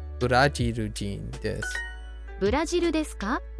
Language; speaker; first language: Japanese; non-native, learner; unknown